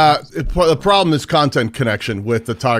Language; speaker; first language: English; native; English